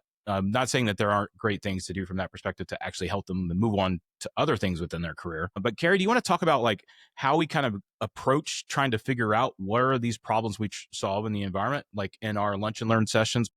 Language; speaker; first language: English; native; English